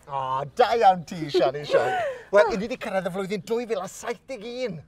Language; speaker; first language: Welsh; native; Welsh